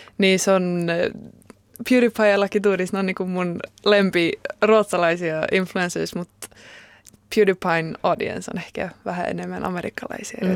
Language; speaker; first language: Finnish; early bilingual, heritage; Finnish